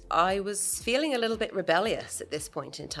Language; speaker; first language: English; native; English